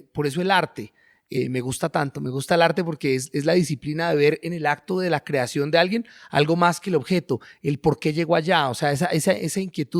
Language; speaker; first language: Spanish; native; Spanish